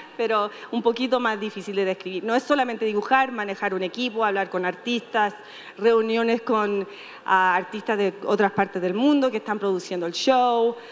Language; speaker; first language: Spanish; native; Spanish